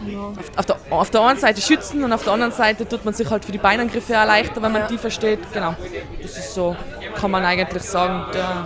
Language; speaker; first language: German; native; German